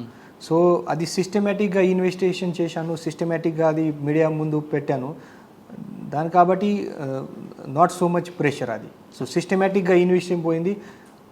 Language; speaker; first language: Telugu; non-native, fluent; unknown